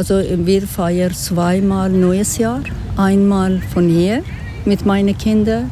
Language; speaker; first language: German; non-native, learner; Persian